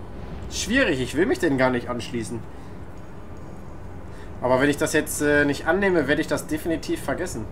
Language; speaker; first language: German; native; German